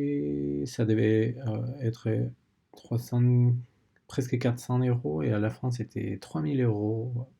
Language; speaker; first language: French; non-native, learner; Spanish